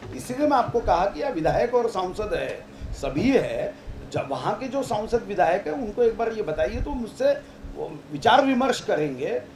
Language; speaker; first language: Hindi; non-native, local second language; Marathi